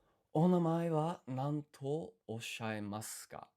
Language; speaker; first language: Japanese; non-native, learner; English